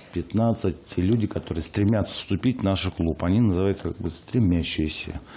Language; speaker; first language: Russian; native; Russian